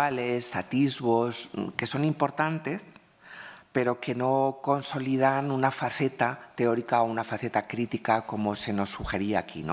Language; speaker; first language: Spanish; native; Spanish